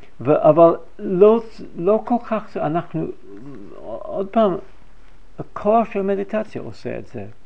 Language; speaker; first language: Hebrew; non-native, fluent; English